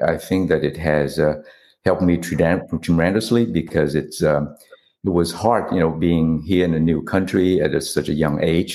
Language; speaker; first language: English; non-native, fluent; Vietnamese